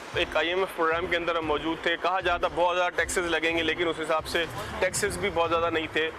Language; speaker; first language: Urdu; native; Urdu